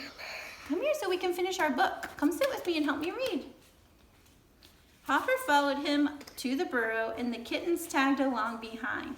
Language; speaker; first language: English; native; English